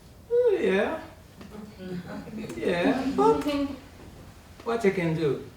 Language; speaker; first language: English; non-native, learner; Portuguese